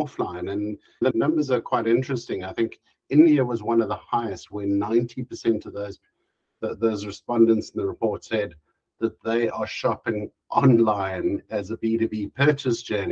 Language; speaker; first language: English; native; English